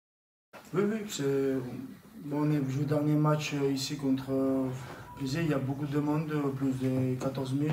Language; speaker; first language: French; non-native, learner; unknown